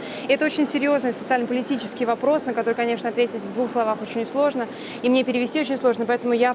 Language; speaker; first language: Russian; native; Russian